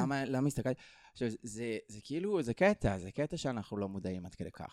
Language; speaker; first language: Hebrew; native; Hebrew